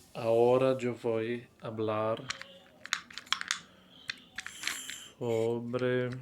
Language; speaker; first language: Spanish; non-native, fluent; Portuguese